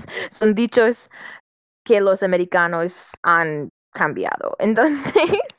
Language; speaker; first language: Spanish; non-native, fluent; English